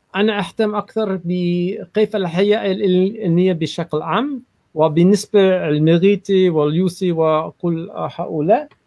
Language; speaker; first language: Arabic; non-native, learner; English